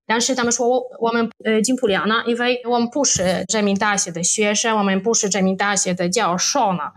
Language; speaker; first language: Chinese; non-native, fluent; Polish